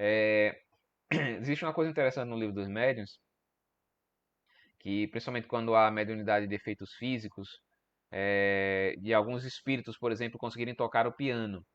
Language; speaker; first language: Portuguese; native; Portuguese